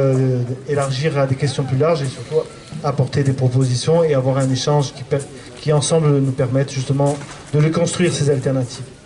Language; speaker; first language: French; native; French